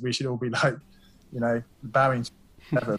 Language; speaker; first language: English; native; English